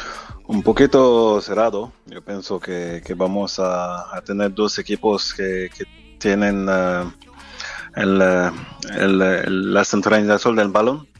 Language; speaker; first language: Spanish; non-native, fluent; French